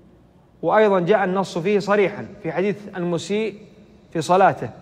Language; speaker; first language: Arabic; native; Arabic